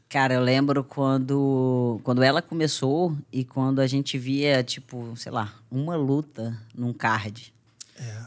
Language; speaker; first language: Portuguese; native; Portuguese